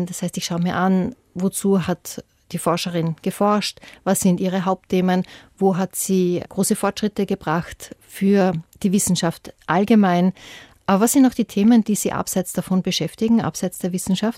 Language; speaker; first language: German; native; German